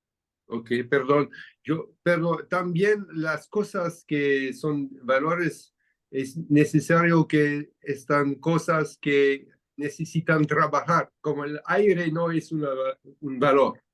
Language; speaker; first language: Spanish; non-native, learner; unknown